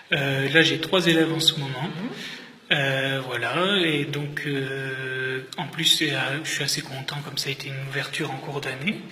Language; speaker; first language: French; native; French